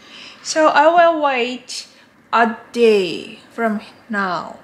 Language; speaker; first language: English; non-native, learner; Japanese